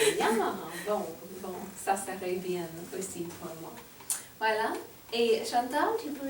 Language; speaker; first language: French; non-native, fluent; English